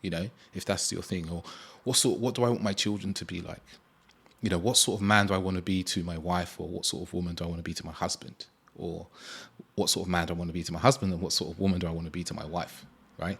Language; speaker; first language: English; native; English